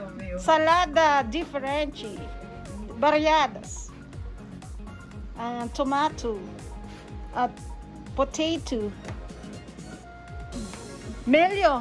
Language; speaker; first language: Portuguese; non-native, learner; Filipino